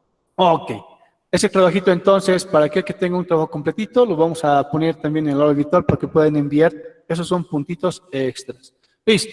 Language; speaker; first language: Spanish; native; Spanish